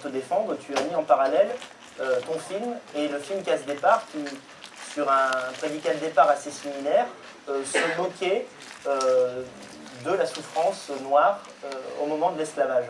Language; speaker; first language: French; native; French